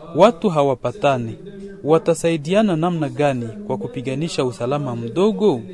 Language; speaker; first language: Swahili; non-native, local second language; Kinyarwanda